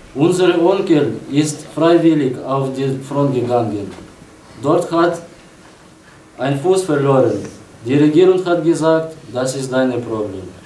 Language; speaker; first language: German; non-native, learner; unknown